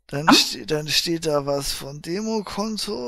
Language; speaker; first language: German; native; German